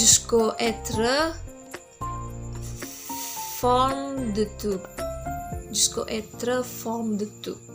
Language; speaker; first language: French; non-native, learner; Indonesian